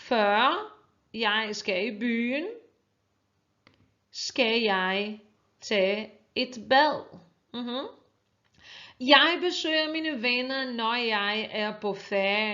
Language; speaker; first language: Danish; non-native, fluent; Portuguese